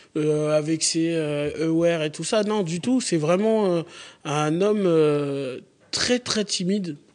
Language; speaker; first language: French; native; French